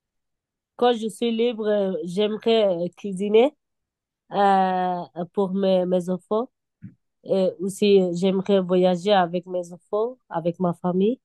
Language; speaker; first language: French; non-native, learner; Bangla